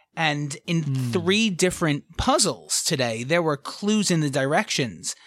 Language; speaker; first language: English; native; English